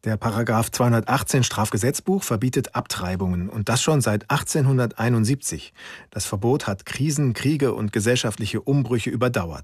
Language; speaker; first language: German; native; German